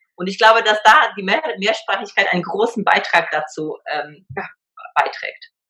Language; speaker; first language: German; early bilingual, other home language; Polish